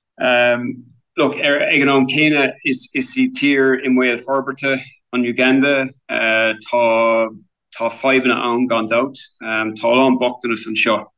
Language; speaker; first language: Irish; non-native, local second language; English